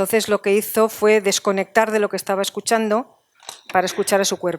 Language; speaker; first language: Spanish; native; Spanish